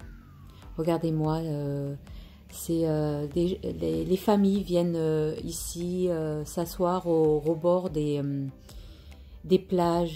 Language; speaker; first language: French; non-native, local second language; Arabic